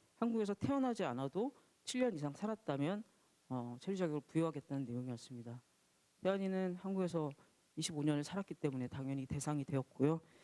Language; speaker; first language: Korean; native; Korean